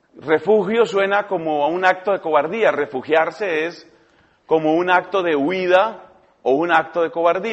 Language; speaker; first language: Spanish; native; Spanish